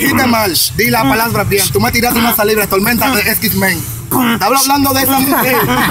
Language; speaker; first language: Spanish; native; Spanish